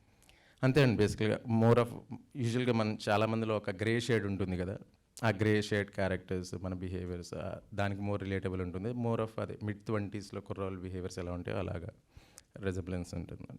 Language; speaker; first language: Telugu; native; Telugu